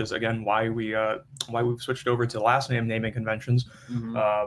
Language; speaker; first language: English; native; English